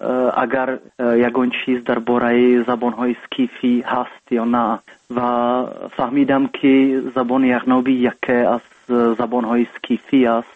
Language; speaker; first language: Persian; non-native, learner; Czech